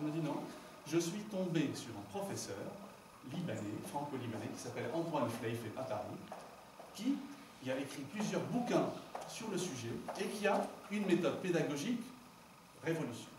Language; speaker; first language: French; non-native, local second language; Arabic